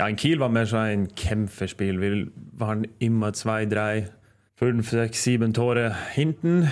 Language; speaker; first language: German; non-native, fluent; Norwegian